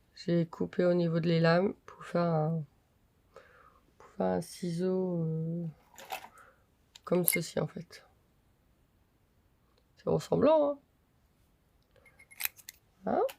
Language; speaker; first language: French; native; French